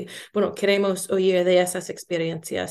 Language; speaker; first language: Spanish; non-native, learner; English